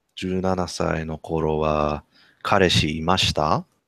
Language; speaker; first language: Japanese; non-native, learner; English